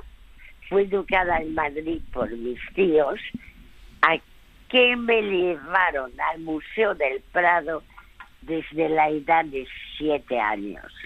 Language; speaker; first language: Spanish; early bilingual, other home language; French